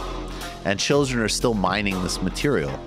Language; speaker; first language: English; native; English